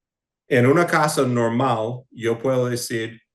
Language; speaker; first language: Spanish; non-native, fluent; English